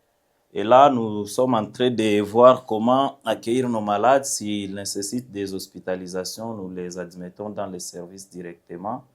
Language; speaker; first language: French; non-native, local second language; Swahili